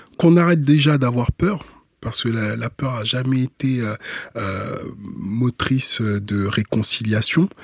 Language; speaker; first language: French; early bilingual, other home language; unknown